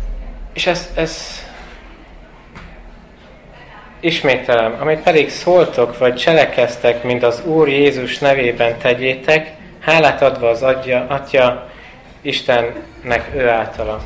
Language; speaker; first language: Hungarian; non-native, fluent; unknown